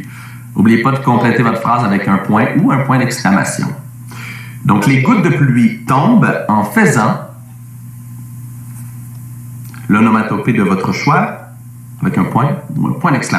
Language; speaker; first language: French; native; French